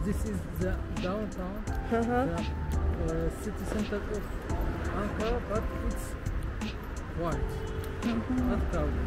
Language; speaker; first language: English; non-native, learner; Turkish